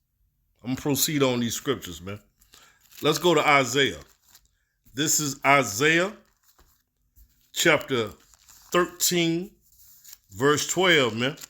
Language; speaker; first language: English; native; English